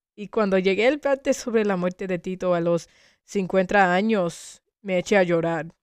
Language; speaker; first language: Spanish; early bilingual, heritage; Spanish